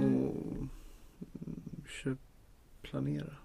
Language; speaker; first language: French; non-native, learner; Swedish